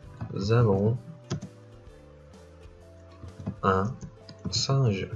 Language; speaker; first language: French; non-native, fluent; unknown